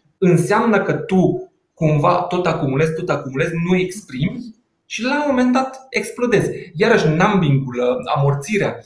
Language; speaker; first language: Romanian; non-native, local second language; Hungarian